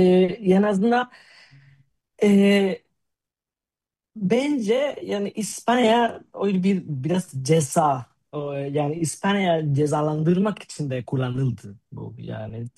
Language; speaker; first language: Turkish; non-native, fluent; Spanish